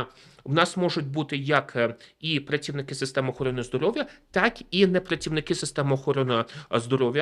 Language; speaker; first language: Ukrainian; native; Ukrainian